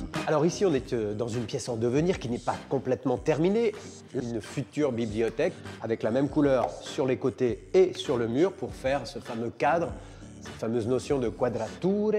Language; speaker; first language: French; native; French